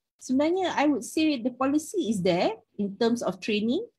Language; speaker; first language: English; non-native, local second language; Malay